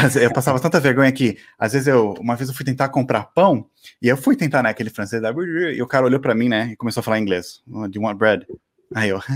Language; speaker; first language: Portuguese; native; Portuguese